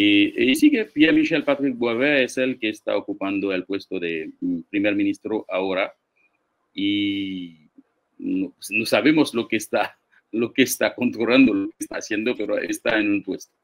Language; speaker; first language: Spanish; non-native, fluent; Haitian Creole